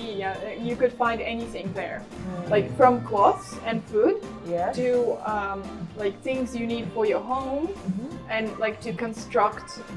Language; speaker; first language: English; non-native, fluent; Ukrainian